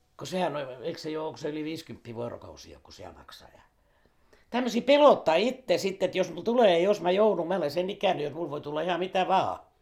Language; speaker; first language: Finnish; native; Finnish